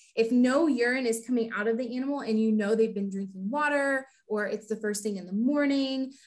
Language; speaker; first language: English; native; English